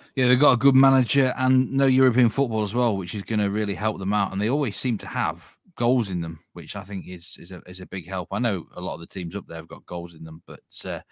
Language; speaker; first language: English; native; English